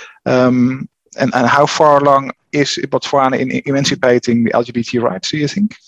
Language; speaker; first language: English; non-native, fluent; Dutch